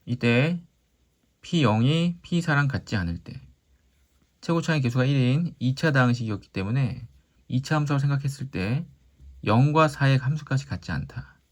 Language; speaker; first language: Korean; native; Korean